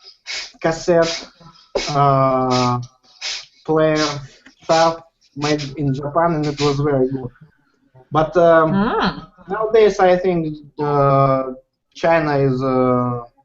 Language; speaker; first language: English; non-native, learner; Russian